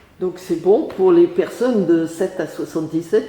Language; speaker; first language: French; native; French